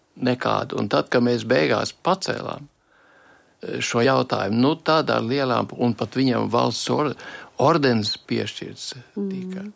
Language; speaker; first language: Latvian; native; Latvian